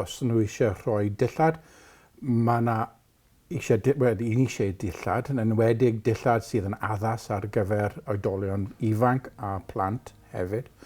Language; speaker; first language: Welsh; non-native, local second language; English